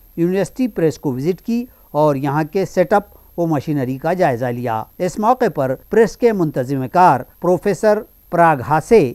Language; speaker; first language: Hindi; non-native, local second language; Urdu